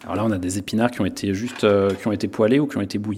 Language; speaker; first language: French; native; French